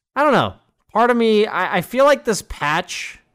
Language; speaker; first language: English; native; English